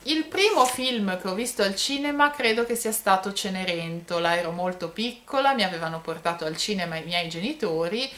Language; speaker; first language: Italian; native; Italian